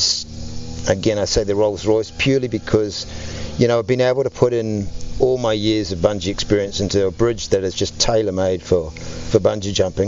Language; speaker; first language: English; native; English